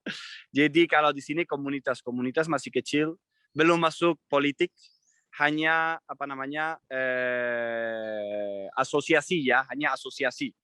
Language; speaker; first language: Indonesian; non-native, fluent; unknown